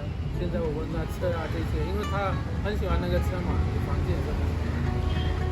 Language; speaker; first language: Chinese; non-native, fluent; Hindi